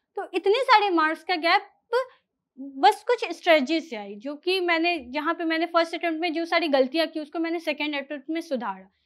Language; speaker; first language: Hindi; native; Hindi